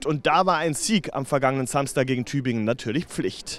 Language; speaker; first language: German; native; German